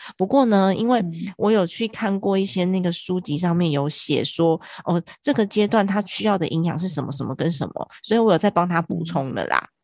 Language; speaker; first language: Chinese; native; Chinese